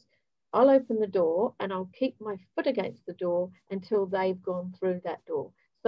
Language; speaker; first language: English; native; English